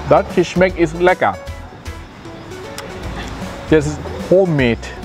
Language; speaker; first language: German; non-native, fluent; Thai